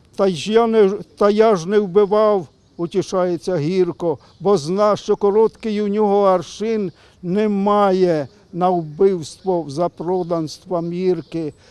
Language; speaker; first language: Ukrainian; native; Ukrainian